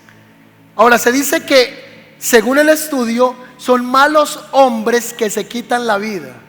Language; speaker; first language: Spanish; native; Spanish